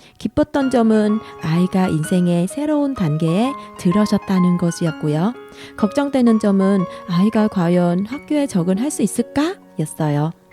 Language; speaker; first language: Korean; non-native, fluent; Vietnamese